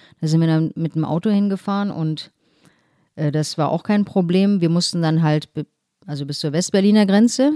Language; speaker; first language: German; early bilingual, other home language; Turkish